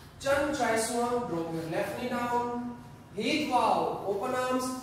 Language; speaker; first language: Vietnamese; non-native, learner; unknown